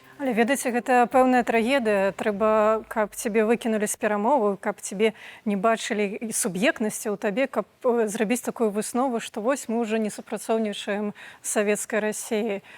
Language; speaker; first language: Belarusian; native; Belarusian